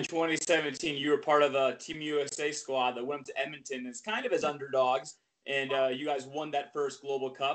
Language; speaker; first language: English; native; English